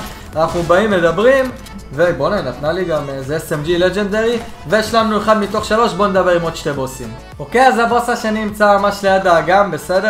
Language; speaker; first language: Hebrew; native; Hebrew